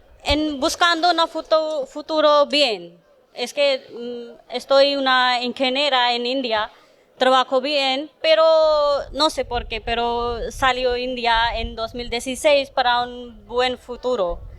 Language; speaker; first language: Spanish; non-native, learner; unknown